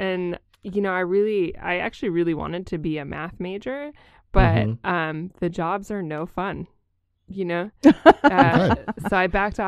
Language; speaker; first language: English; native; English